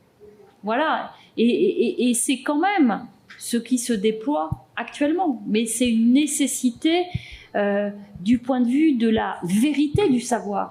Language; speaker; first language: French; native; French